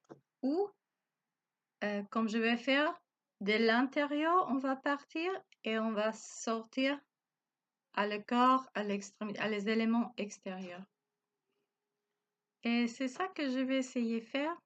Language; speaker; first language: French; non-native, learner; Spanish